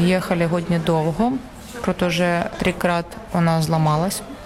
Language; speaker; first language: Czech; non-native, learner; Ukrainian